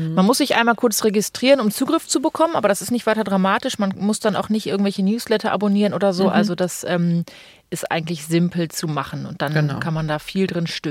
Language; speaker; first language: German; native; German